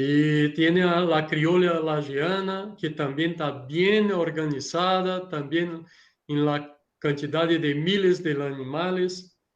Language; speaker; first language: Spanish; non-native, learner; Portuguese